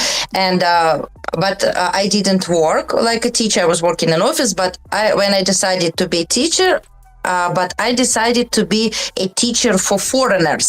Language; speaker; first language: English; non-native, learner; Russian